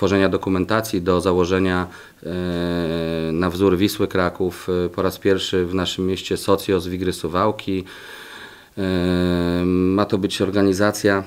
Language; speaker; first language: Polish; native; Polish